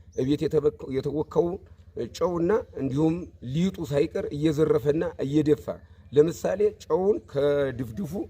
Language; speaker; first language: Amharic; native; Amharic